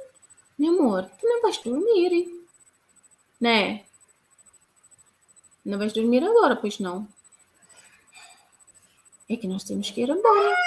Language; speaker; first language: Portuguese; non-native, local second language; Tetum